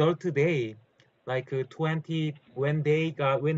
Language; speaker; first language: English; non-native, learner; Korean